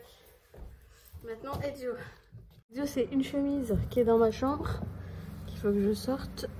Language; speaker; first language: French; native; French